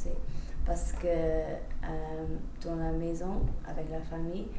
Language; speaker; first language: French; non-native, fluent; English